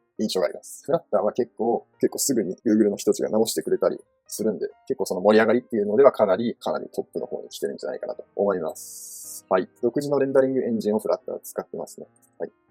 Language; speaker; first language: Japanese; native; Japanese